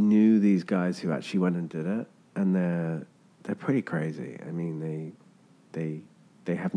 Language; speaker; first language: English; native; English